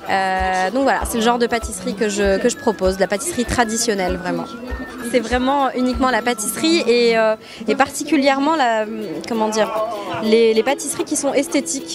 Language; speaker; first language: French; native; French